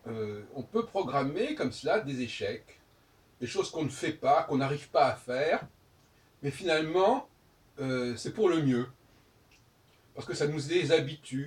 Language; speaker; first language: French; native; French